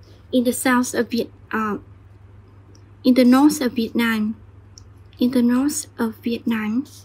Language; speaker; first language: English; non-native, fluent; Vietnamese